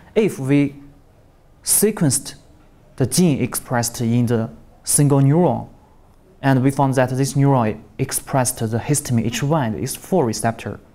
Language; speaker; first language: English; non-native, learner; Chinese